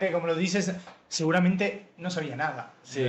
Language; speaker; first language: Spanish; native; Spanish